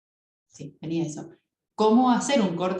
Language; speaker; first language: Spanish; native; Spanish